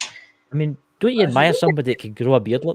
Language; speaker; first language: English; native; English